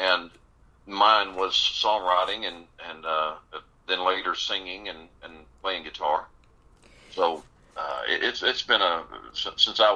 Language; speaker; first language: English; native; English